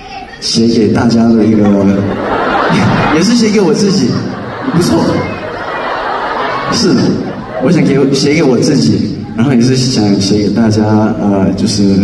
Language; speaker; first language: Chinese; early bilingual, heritage; English